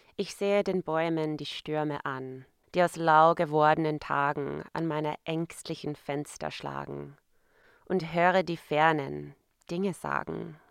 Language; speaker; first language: German; non-native, fluent; English